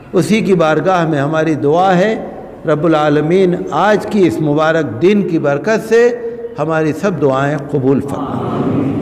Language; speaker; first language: Urdu; native; Urdu